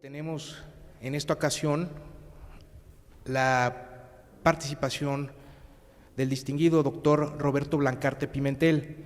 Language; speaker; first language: Spanish; native; Spanish